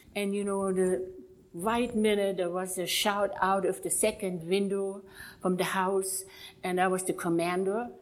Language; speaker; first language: English; non-native, fluent; German